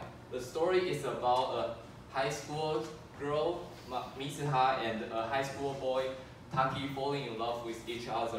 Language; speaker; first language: English; non-native, fluent; Chinese